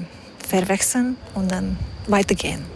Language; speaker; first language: German; non-native, fluent; Hungarian